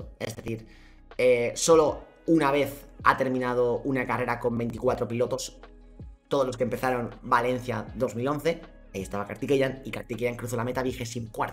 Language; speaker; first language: Spanish; native; Spanish